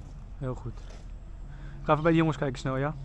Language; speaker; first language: Dutch; native; Dutch